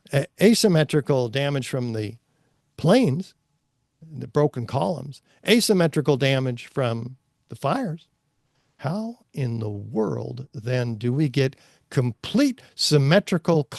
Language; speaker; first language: English; native; English